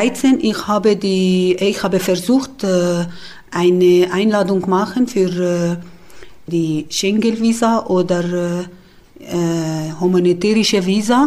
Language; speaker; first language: German; non-native, learner; Kurdish